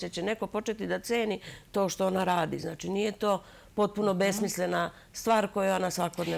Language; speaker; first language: Serbian; native; Serbian